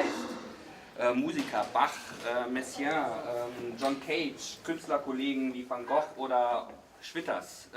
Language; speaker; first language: German; native; German